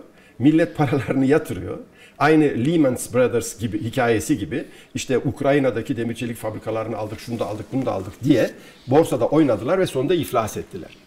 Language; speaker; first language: Turkish; native; Turkish